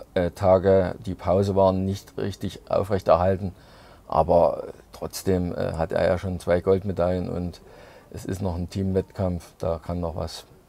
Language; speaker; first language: German; native; German